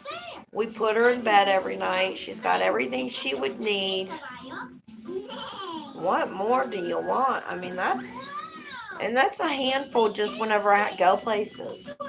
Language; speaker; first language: English; native; English